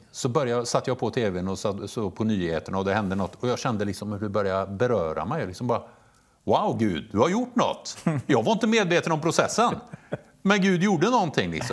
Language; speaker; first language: Swedish; native; Swedish